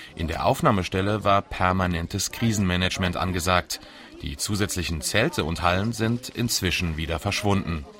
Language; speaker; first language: German; native; German